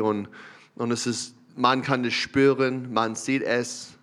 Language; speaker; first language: German; non-native, learner; English